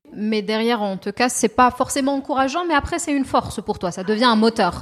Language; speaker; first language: French; non-native, local second language; Arabic